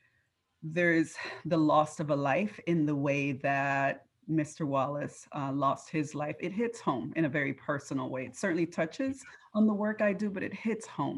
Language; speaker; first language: English; non-native, fluent; Spanish